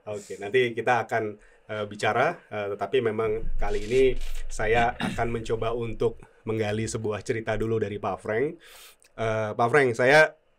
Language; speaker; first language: Indonesian; native; Indonesian